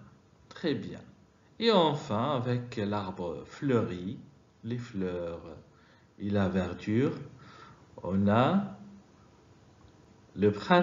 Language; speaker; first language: French; non-native, fluent; Arabic